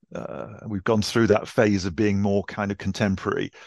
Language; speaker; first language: English; native; English